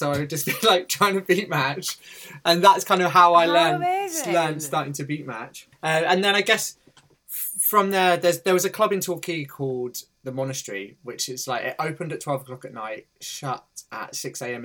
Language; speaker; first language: English; native; English